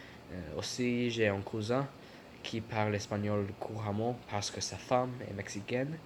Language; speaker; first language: French; non-native, learner; English